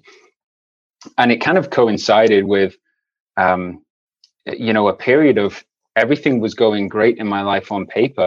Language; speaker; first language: English; native; English